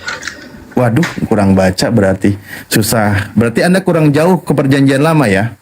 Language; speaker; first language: Indonesian; native; Indonesian